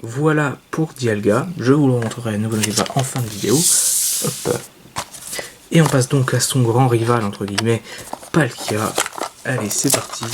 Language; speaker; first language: French; native; French